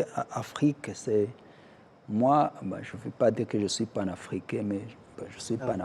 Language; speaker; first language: French; non-native, local second language; Kinyarwanda